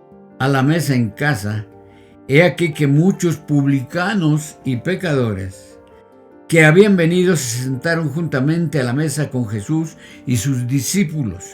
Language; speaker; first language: Spanish; native; Spanish